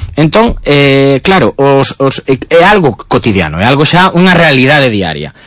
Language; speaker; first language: Galician; native; Galician